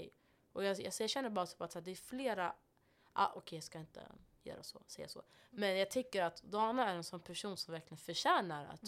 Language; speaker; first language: Swedish; non-native, local second language; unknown